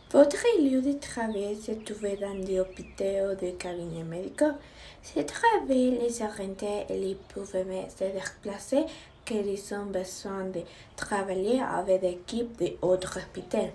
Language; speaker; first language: French; non-native, learner; Spanish